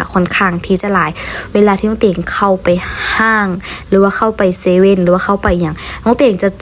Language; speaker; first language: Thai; non-native, learner; Lao